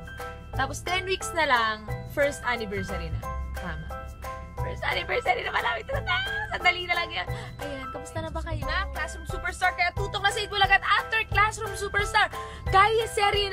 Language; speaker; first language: Filipino; native; Filipino